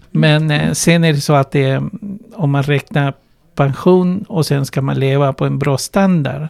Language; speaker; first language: Swedish; non-native, fluent; Spanish